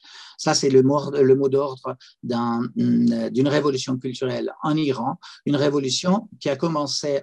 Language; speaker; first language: French; non-native, fluent; Persian